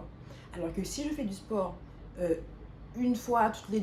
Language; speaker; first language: French; native; French